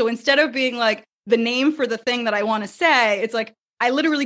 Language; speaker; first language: English; native; English